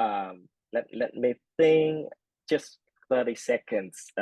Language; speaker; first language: English; non-native, fluent; Vietnamese